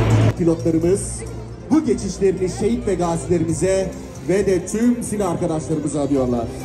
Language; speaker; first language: Turkish; native; Turkish